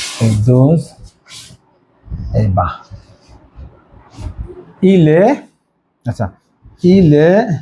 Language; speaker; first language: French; non-native, learner; Bangla